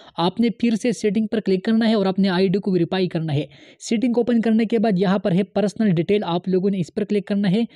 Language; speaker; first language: Urdu; native; Urdu